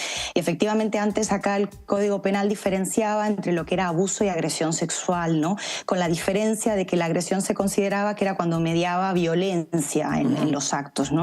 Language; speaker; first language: Spanish; native; Spanish